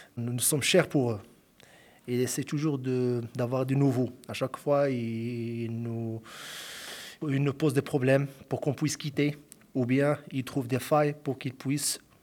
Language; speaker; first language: French; non-native, local second language; Arabic